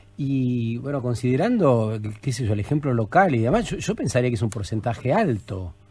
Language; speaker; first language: Spanish; native; Spanish